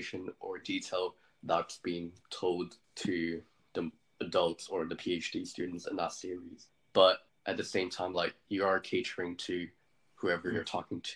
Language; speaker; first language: English; native; English